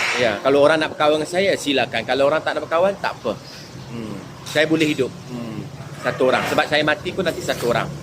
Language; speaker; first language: Malay; native; Malay